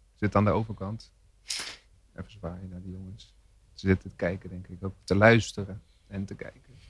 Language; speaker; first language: Dutch; native; Dutch